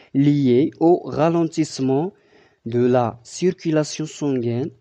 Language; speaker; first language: French; non-native, local second language; Arabic